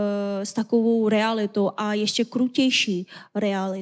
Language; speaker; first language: Czech; non-native, fluent; Korean